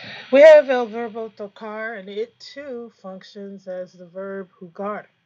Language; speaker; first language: English; native; English